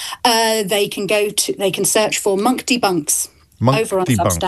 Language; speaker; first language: English; native; English